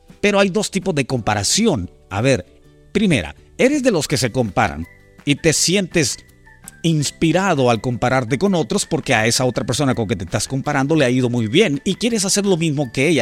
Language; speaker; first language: Spanish; native; Spanish